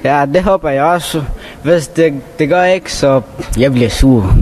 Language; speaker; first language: Danish; non-native, learner; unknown